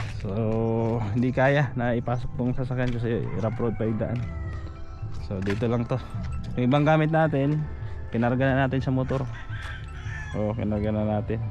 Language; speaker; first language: Filipino; non-native, local second language; Cebuano